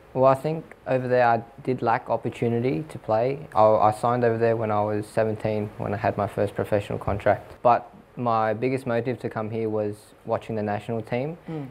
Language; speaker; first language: English; native; English